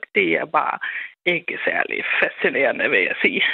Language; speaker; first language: Danish; non-native, fluent; German